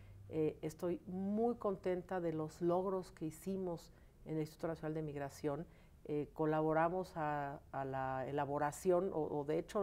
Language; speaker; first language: Spanish; native; Spanish